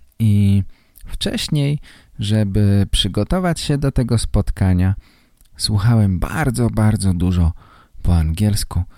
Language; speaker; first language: Polish; native; Polish